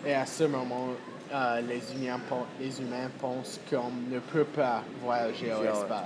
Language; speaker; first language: French; non-native, fluent; English